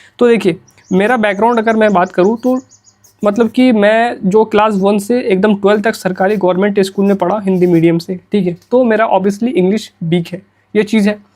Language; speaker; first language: Hindi; native; Hindi